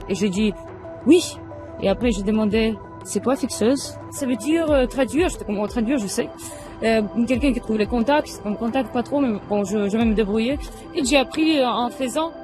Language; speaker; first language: French; non-native, fluent; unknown